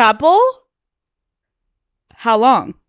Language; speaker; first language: English; native; English